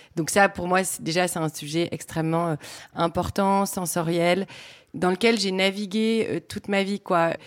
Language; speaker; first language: French; native; French